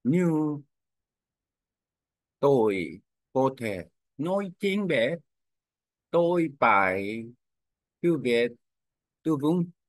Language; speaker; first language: Vietnamese; non-native, learner; Korean